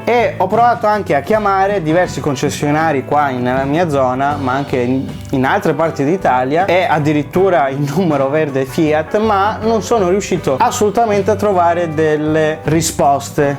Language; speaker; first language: Italian; native; Italian